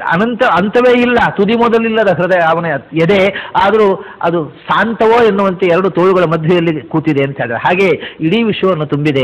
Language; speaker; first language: Kannada; native; Kannada